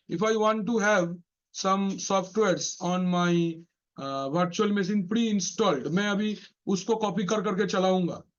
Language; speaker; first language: Hindi; non-native, local second language; Bangla